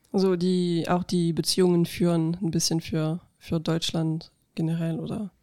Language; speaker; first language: German; non-native, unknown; French